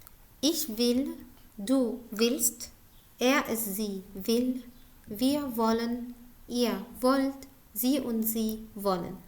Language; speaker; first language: German; non-native, learner; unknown